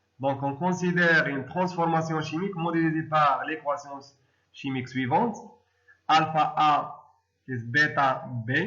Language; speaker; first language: French; non-native, local second language; Arabic